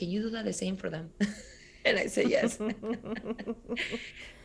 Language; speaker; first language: English; non-native, fluent; Spanish